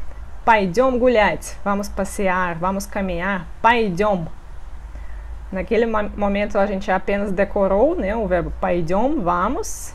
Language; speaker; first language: Portuguese; non-native, fluent; Russian